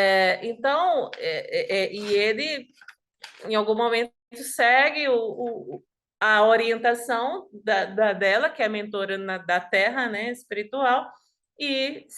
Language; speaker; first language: Portuguese; native; Portuguese